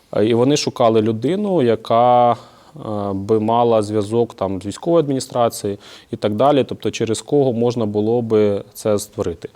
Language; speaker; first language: Ukrainian; native; Ukrainian